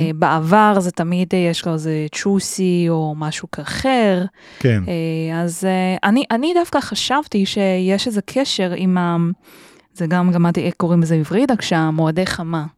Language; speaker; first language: Hebrew; non-native, fluent; Chinese